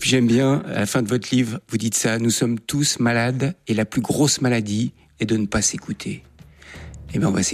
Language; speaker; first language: French; native; French